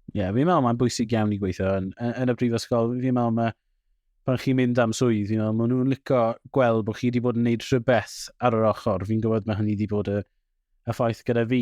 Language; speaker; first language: Welsh; native; Welsh